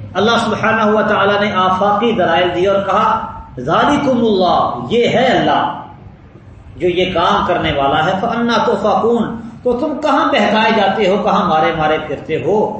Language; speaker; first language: Urdu; non-native, local second language; Punjabi